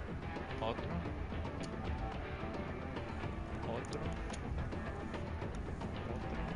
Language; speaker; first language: Spanish; early bilingual, other home language; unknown